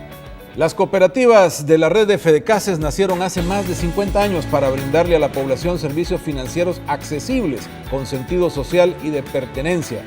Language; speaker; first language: Spanish; native; Spanish